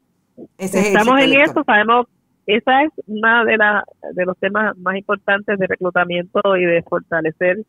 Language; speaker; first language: Spanish; native; Spanish